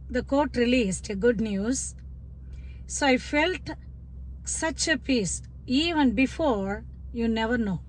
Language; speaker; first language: English; non-native, local second language; Tamil